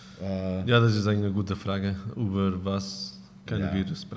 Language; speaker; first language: German; non-native, learner; Spanish